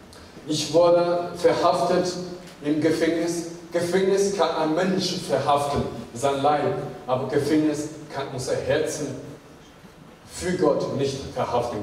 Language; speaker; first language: German; non-native, fluent; Chinese